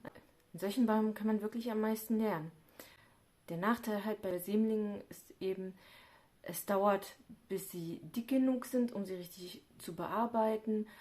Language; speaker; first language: German; native; German